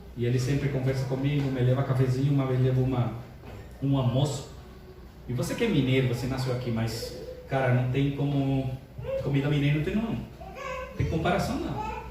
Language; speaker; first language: Portuguese; non-native, fluent; Spanish